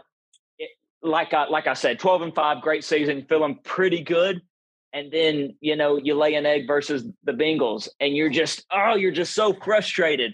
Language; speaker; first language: English; native; English